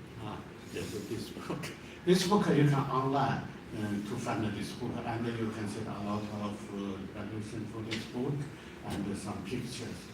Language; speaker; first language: English; non-native, learner; Chinese